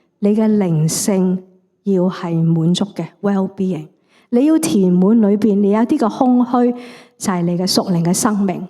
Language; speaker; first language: Cantonese; native; Cantonese